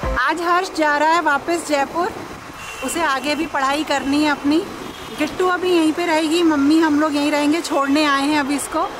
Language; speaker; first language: Hindi; native; Hindi